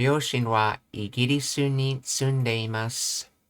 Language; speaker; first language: Japanese; non-native, learner; English